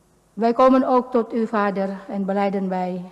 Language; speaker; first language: Dutch; non-native, fluent; Indonesian